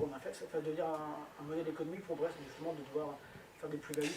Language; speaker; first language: French; native; French